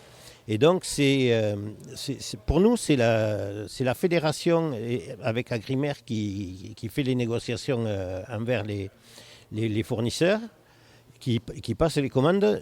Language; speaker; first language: French; native; French